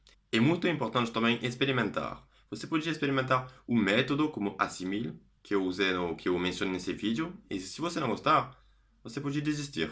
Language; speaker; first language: Portuguese; non-native, fluent; French